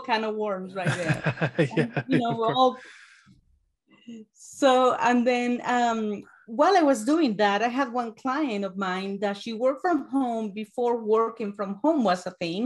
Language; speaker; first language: English; non-native, fluent; Spanish